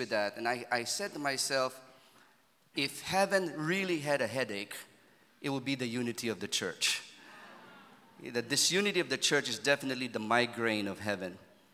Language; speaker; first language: English; non-native, local second language; Filipino